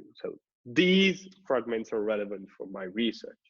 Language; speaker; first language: English; non-native, fluent; Italian